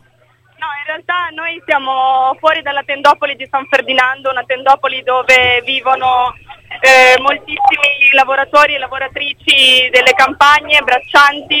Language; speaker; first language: Italian; native; Italian